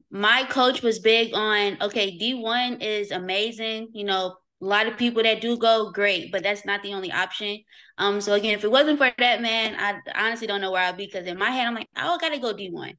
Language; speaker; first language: English; native; English